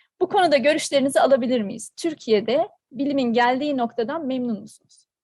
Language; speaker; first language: Turkish; native; Turkish